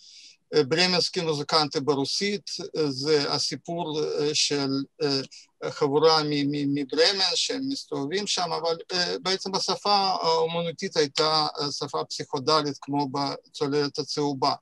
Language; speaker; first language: Hebrew; non-native, fluent; Russian